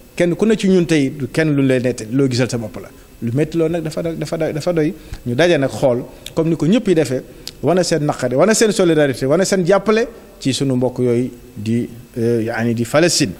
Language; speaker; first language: Wolof; native; Wolof